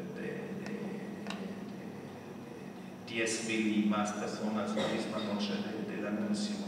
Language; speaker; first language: Spanish; non-native, fluent; German